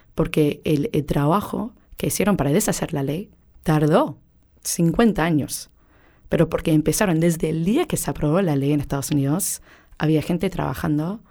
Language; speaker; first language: Spanish; non-native, fluent; English